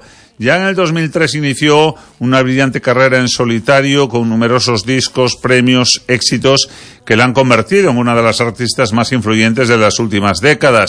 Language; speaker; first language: Spanish; native; Spanish